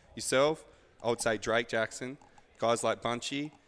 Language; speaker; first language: English; native; English